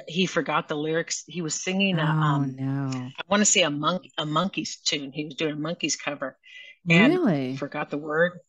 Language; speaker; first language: English; native; English